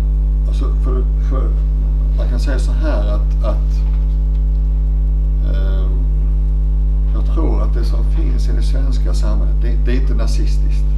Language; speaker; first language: Swedish; native; Swedish